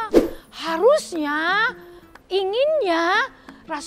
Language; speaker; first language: Indonesian; native; Indonesian